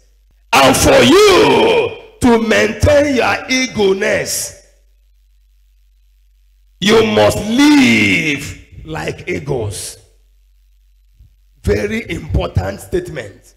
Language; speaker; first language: English; non-native, local second language; Igbo